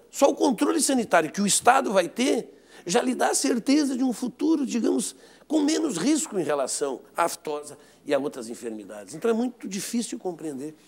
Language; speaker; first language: Portuguese; native; Portuguese